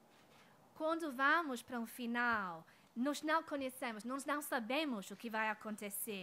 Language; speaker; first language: Portuguese; non-native, fluent; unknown